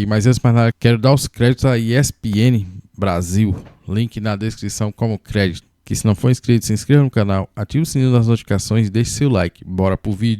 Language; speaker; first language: Portuguese; native; Portuguese